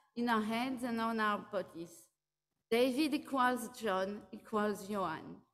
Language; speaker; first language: English; non-native, fluent; French